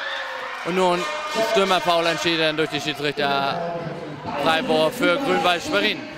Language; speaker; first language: German; native; German